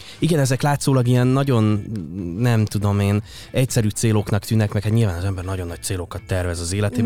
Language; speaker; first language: Hungarian; native; Hungarian